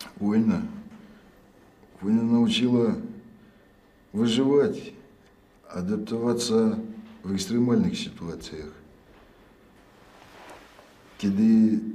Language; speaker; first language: Polish; non-native, learner; Russian